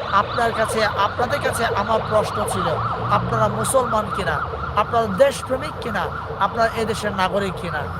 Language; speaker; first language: Bangla; non-native, local second language; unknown